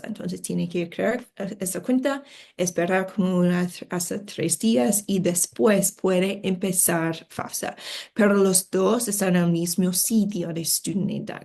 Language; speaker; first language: Spanish; non-native, fluent; English